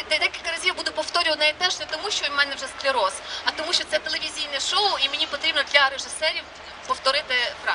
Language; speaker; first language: Ukrainian; native; Ukrainian